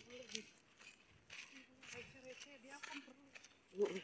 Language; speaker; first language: Indonesian; native; Indonesian